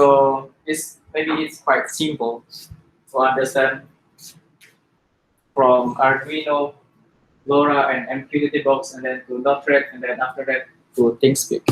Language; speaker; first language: English; non-native, learner; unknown